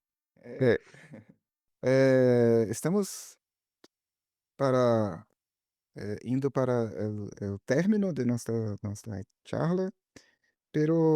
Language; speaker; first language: Spanish; non-native, learner; Portuguese